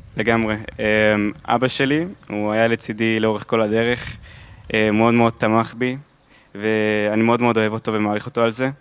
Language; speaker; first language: Hebrew; early bilingual, other home language; Hungarian